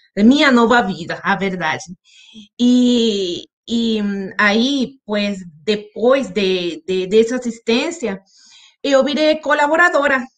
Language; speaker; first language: Portuguese; non-native, fluent; Spanish